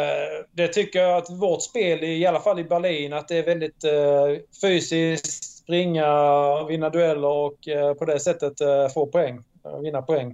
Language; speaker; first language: Swedish; native; Swedish